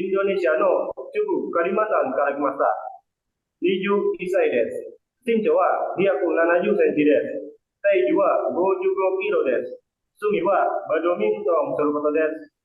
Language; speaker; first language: Japanese; non-native, learner; Indonesian